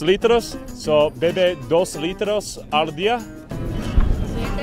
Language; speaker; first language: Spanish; non-native, learner; English